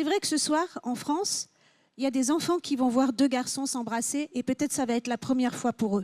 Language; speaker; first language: French; native; French